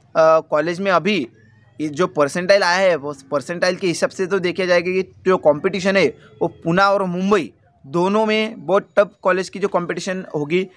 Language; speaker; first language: Hindi; non-native, local second language; Marathi